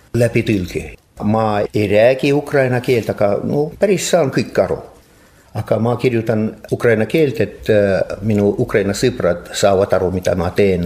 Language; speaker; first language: Estonian; non-native, local second language; Russian